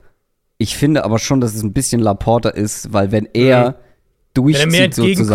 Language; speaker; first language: German; native; German